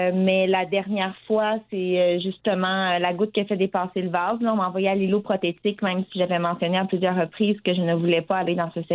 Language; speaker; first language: French; native; French